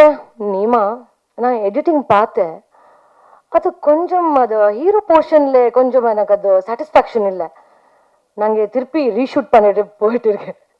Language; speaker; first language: Tamil; non-native, fluent; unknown